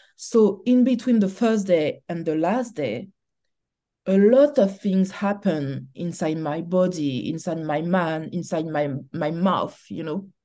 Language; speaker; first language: English; non-native, learner; French